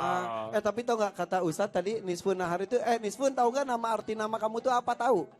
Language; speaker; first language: Indonesian; native; Indonesian